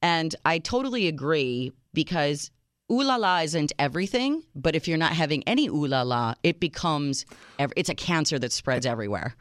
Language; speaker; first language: English; native; English